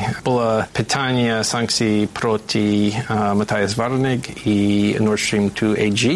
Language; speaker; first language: Ukrainian; non-native, fluent; English